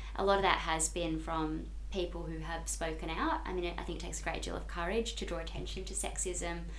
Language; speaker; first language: English; native; English